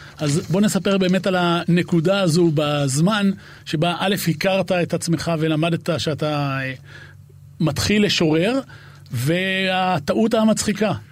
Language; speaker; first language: Hebrew; native; Hebrew